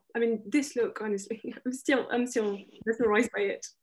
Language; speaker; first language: English; non-native, fluent; French